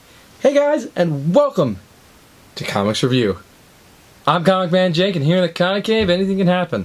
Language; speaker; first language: English; native; English